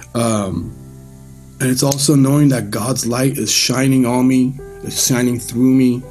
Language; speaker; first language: English; early bilingual, other home language; Persian